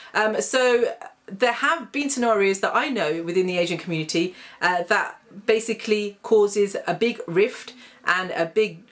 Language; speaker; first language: English; native; English